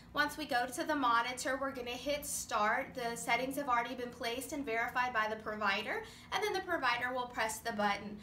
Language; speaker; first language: English; native; English